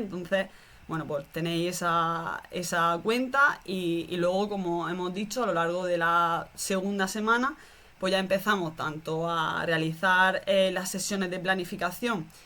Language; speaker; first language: Spanish; native; Spanish